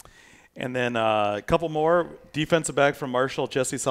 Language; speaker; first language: English; native; English